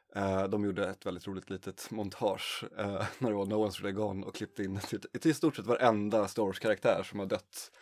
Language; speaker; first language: Swedish; native; Swedish